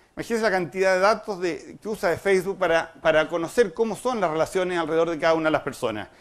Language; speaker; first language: Spanish; native; Spanish